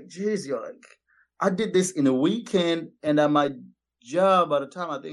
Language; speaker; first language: English; non-native, local second language; Kinyarwanda